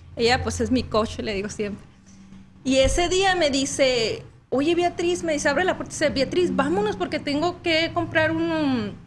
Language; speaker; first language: Spanish; native; Spanish